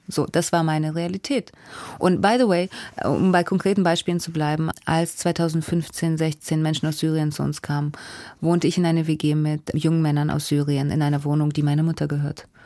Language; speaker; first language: German; early bilingual, other home language; Russian